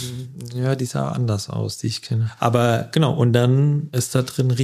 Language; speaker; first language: German; native; German